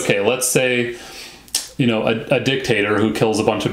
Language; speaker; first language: English; native; English